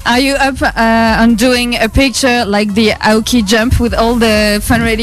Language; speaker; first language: English; non-native, fluent; French